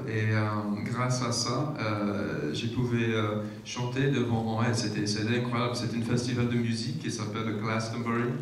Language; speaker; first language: French; non-native, fluent; English